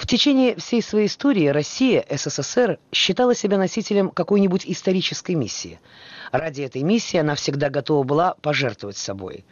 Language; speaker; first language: Russian; native; Russian